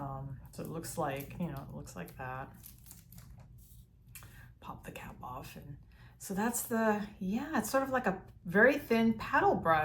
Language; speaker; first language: English; native; English